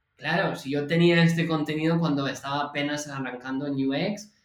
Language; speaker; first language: Spanish; non-native, fluent; English